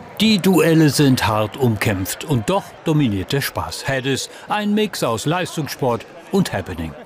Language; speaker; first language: German; native; German